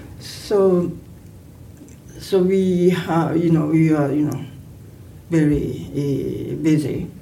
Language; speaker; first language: English; non-native, learner; Japanese